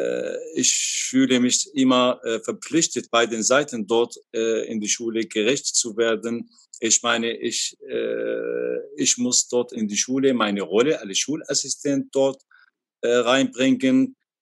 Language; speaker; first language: German; non-native, learner; Arabic